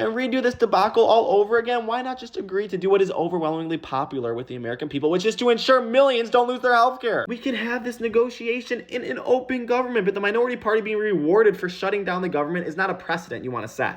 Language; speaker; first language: English; native; English